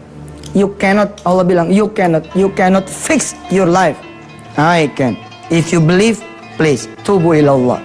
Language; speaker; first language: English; non-native, learner; Indonesian